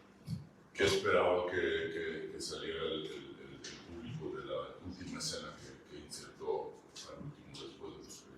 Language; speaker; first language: Spanish; early bilingual, heritage; Spanish